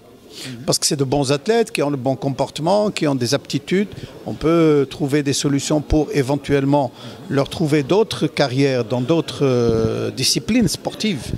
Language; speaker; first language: French; non-native, local second language; Arabic